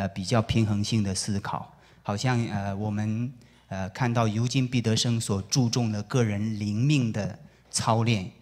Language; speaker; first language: Chinese; native; Chinese